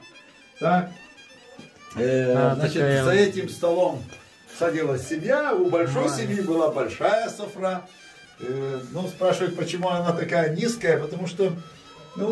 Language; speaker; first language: Russian; non-native, local second language; Gagauz